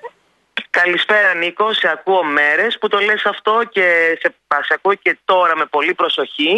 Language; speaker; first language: Greek; native; Greek